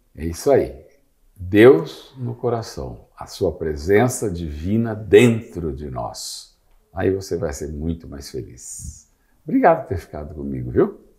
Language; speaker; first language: Portuguese; native; Portuguese